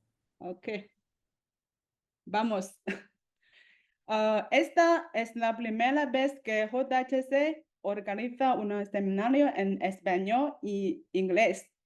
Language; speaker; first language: Spanish; non-native, fluent; Chinese